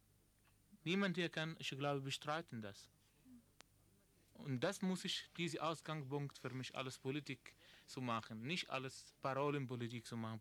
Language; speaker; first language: German; non-native, learner; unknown